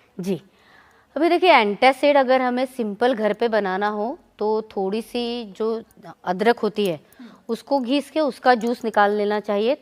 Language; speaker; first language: Hindi; non-native, local second language; Marathi